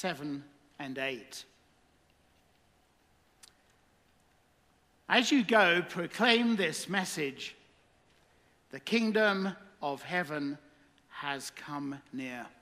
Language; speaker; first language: English; native; English